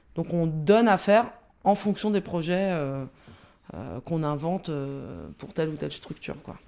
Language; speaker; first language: French; native; French